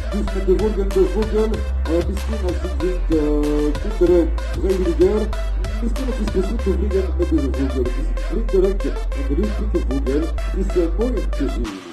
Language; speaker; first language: Dutch; non-native, local second language; French